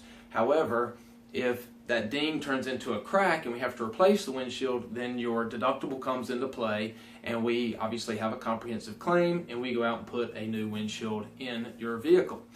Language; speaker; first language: English; native; English